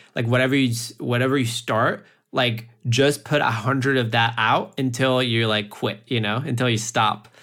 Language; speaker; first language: English; early bilingual, heritage; French